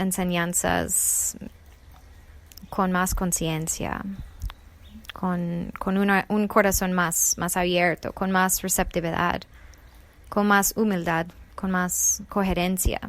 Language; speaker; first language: Spanish; non-native, fluent; English